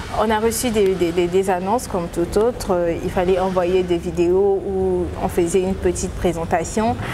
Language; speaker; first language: French; non-native, local second language; Lingala